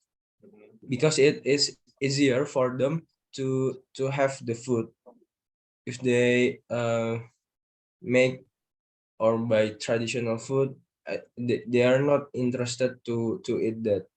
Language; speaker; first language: English; non-native, learner; Indonesian